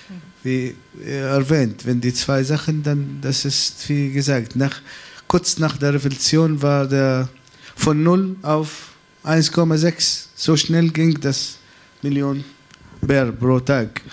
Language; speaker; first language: German; non-native, fluent; Arabic